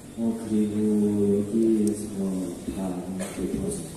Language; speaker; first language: Korean; non-native, learner; Indonesian